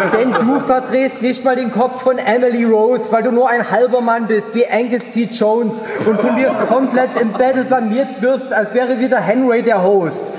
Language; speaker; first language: German; native; German